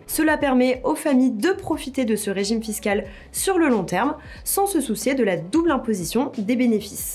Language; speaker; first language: French; native; French